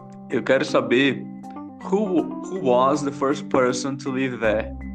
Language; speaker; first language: English; non-native, fluent; Portuguese